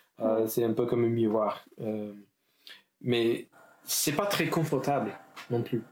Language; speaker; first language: French; non-native, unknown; English